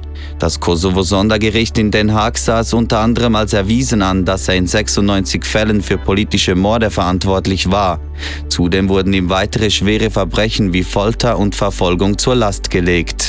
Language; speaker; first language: German; native; German